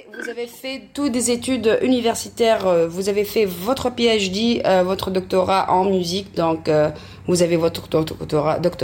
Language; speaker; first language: French; non-native, local second language; Arabic